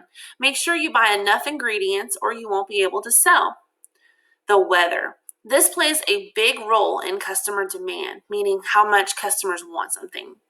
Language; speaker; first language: English; native; English